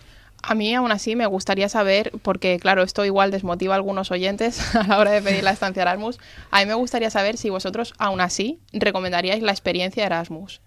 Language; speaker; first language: Spanish; native; Spanish